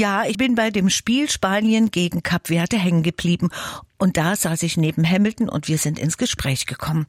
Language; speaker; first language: German; native; German